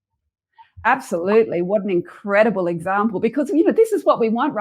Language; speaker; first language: English; native; English